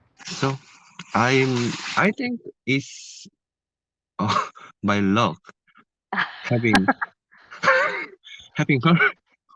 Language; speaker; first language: English; non-native, learner; Korean